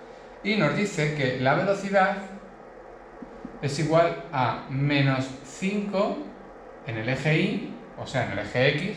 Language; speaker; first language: Spanish; native; Spanish